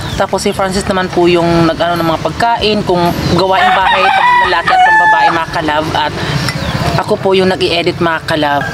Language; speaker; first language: Filipino; non-native, local second language; Cebuano